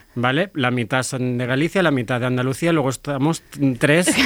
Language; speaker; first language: Spanish; native; Spanish